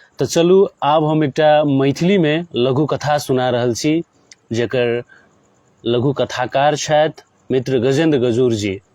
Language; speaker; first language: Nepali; non-native, local second language; Maithili